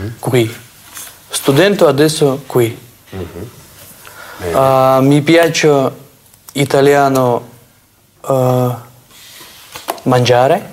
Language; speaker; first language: Italian; non-native, learner; Russian